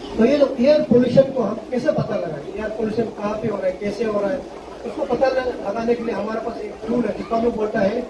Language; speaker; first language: Hindi; non-native, local second language; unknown